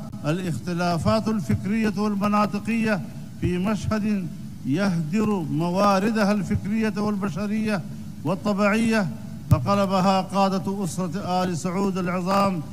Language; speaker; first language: Arabic; non-native, fluent; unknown